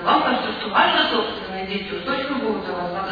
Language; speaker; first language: Russian; native; Russian